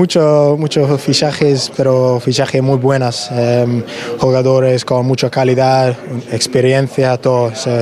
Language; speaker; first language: Spanish; non-native, learner; English